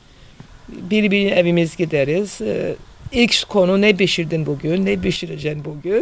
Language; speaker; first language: Turkish; non-native, fluent; English